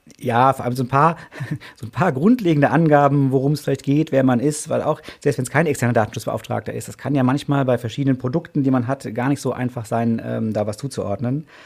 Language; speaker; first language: German; native; German